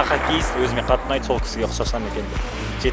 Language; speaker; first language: Kazakh; native; Kazakh